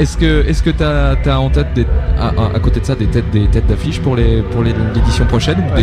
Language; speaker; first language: French; native; French